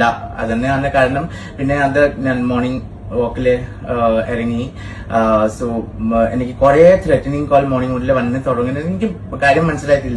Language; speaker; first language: Malayalam; non-native, local second language; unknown